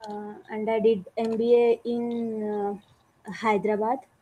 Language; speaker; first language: English; non-native, local second language; Telugu